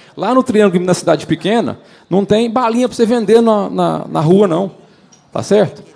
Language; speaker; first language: Portuguese; native; Portuguese